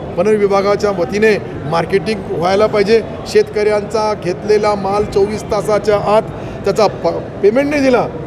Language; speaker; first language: Marathi; non-native, local second language; Urdu